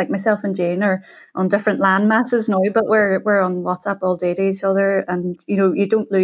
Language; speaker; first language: English; native; English